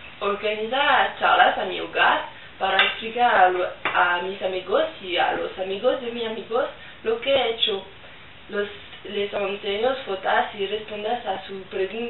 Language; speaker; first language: Spanish; non-native, learner; French